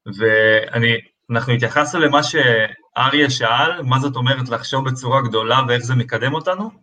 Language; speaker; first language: Hebrew; early bilingual, other home language; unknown